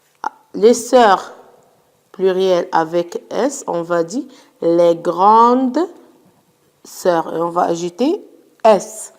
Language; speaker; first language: French; non-native, local second language; Arabic